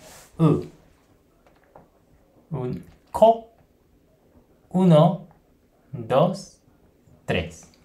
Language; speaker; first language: Spanish; non-native, fluent; Japanese